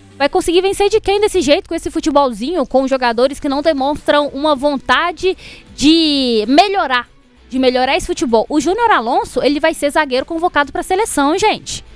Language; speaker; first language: Portuguese; native; Portuguese